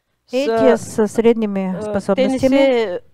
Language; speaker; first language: Russian; non-native, learner; Bulgarian